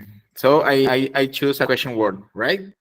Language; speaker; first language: English; non-native, learner; Spanish